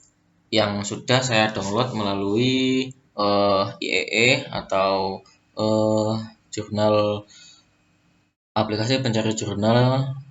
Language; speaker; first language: Indonesian; native; Indonesian